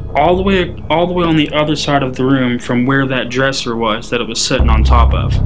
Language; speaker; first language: English; native; English